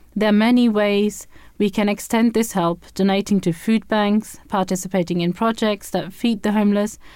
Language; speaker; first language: English; non-native, fluent; German